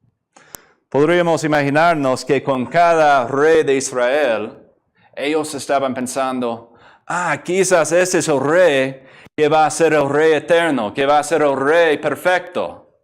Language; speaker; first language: Spanish; non-native, fluent; English